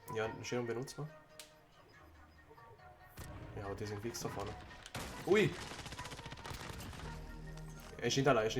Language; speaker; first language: German; native; German